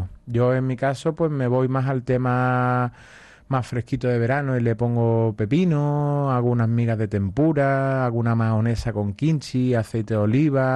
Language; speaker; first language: Spanish; native; Spanish